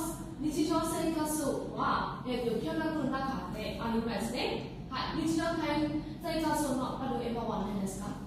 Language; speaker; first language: Japanese; non-native, learner; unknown